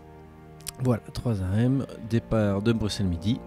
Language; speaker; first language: French; native; French